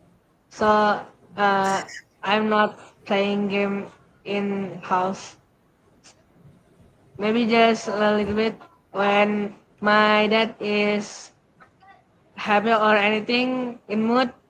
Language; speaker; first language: English; non-native, learner; Indonesian